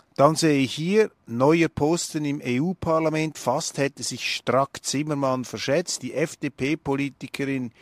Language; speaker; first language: German; native; German